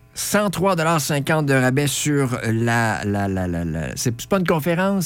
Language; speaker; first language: French; native; French